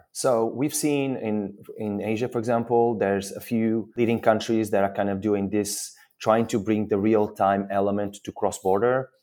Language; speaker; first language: English; non-native, fluent; Portuguese